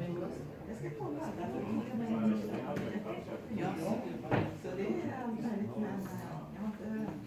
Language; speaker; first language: Swedish; native; Swedish